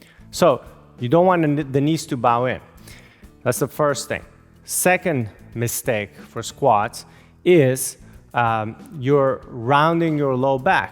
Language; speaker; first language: English; native; English